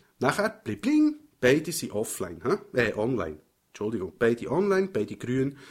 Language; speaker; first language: German; native; German